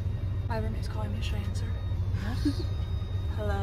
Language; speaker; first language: English; native; English